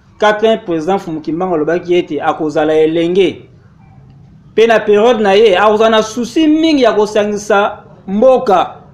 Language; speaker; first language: Lingala; non-native, local second language; Kongo